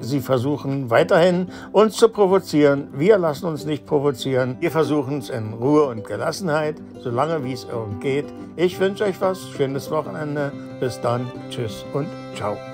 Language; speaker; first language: German; native; German